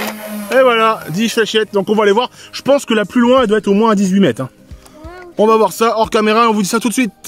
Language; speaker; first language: French; native; French